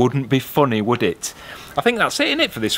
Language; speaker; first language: English; native; English